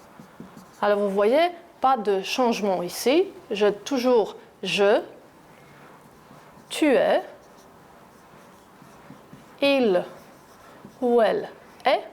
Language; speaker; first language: French; non-native, fluent; Greek